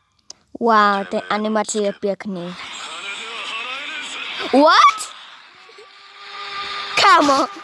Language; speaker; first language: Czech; non-native, learner; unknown